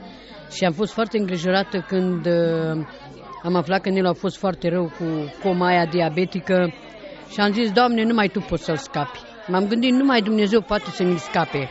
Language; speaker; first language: Romanian; native; Romanian